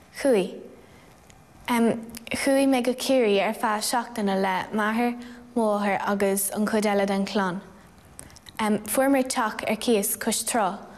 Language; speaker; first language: Irish; non-native, local second language; English